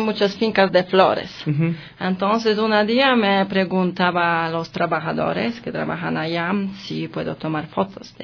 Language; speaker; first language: Spanish; non-native, learner; Polish